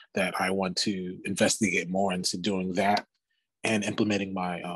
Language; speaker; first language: English; native; English